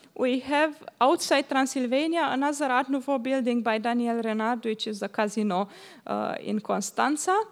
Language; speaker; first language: English; non-native, fluent; Romanian